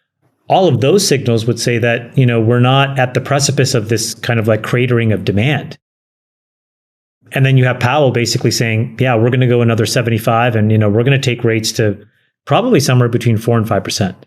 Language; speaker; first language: English; native; English